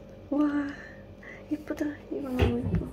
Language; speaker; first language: Korean; non-native, learner; Kazakh